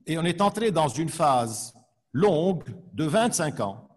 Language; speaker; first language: French; non-native, local second language; Arabic